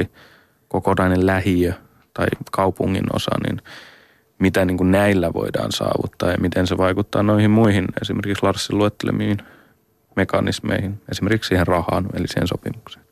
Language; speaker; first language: Finnish; native; Finnish